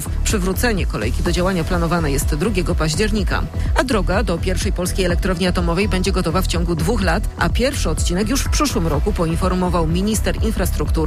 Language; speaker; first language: Polish; native; Polish